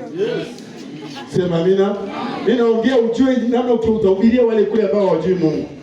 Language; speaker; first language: Swahili; non-native, local second language; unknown